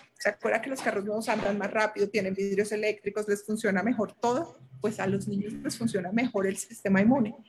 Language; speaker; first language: Spanish; native; Spanish